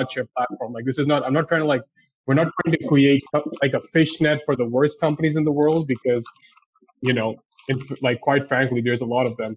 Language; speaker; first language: English; non-native, local second language; Urdu